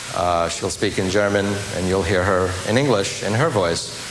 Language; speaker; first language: English; native; English